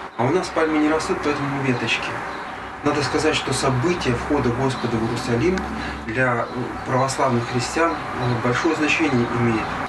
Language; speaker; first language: Russian; native; Russian